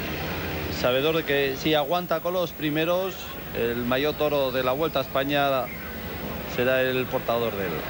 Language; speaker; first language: Spanish; native; Spanish